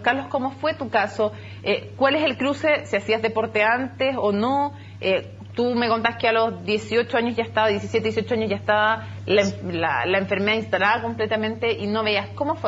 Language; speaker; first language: Spanish; native; Spanish